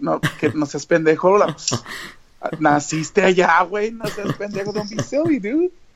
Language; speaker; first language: Spanish; early bilingual, heritage; Spanish